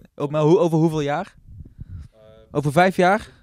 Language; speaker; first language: Dutch; native; Dutch